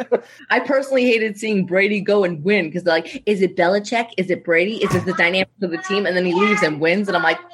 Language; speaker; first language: English; native; English